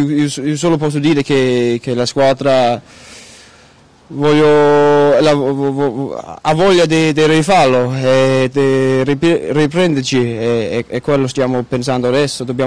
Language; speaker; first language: Italian; non-native, learner; Danish